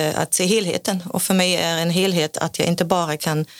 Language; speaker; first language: Swedish; non-native, fluent; German